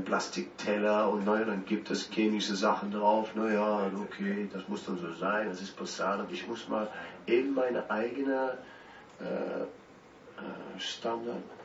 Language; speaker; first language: German; non-native, fluent; Dutch